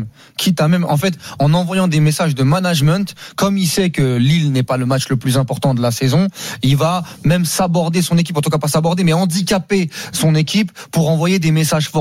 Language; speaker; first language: French; native; French